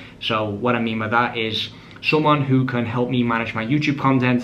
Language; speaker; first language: English; native; English